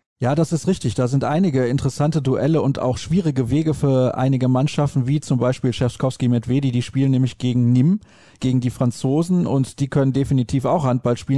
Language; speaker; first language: German; native; German